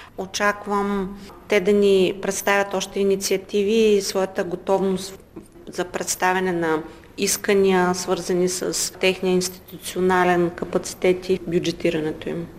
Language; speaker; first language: Bulgarian; native; Bulgarian